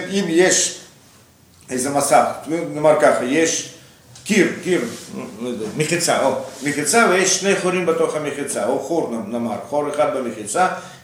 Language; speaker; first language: Hebrew; non-native, fluent; Russian